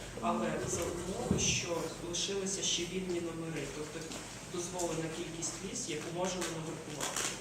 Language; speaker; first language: Ukrainian; native; Ukrainian